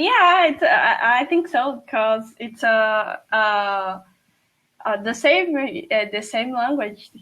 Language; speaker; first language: English; non-native, fluent; Portuguese